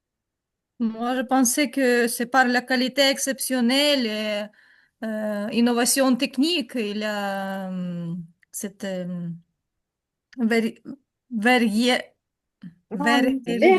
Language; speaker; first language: French; non-native, learner; Ukrainian